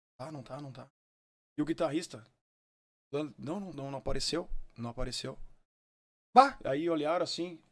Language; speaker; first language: Portuguese; native; Portuguese